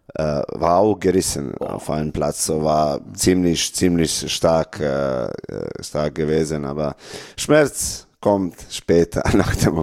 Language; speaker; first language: German; non-native, learner; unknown